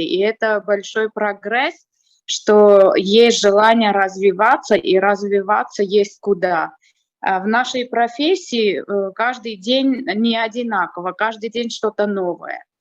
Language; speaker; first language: Russian; non-native, fluent; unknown